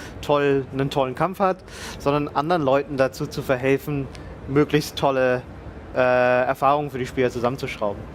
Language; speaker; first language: German; native; German